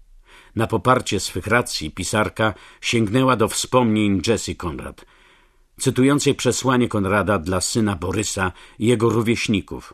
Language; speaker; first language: Polish; native; Polish